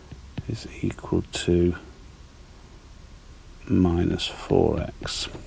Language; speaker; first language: English; native; English